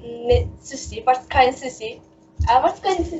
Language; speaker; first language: English; non-native, learner; Japanese